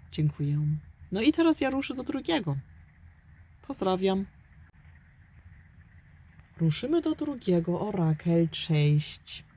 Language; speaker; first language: Polish; early bilingual, heritage; German